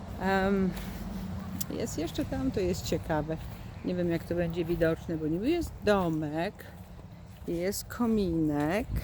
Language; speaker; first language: Polish; native; Polish